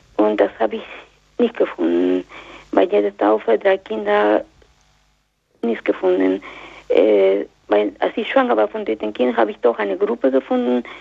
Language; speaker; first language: German; non-native, fluent; Spanish